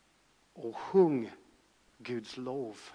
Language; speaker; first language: Swedish; non-native, fluent; English